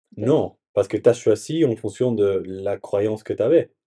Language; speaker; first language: French; non-native, learner; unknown